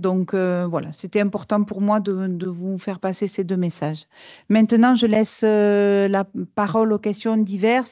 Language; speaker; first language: French; native; French